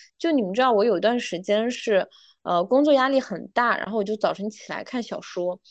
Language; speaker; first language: Chinese; non-native, local second language; Uyghur